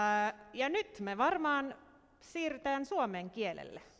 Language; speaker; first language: Finnish; non-native, local second language; Swedish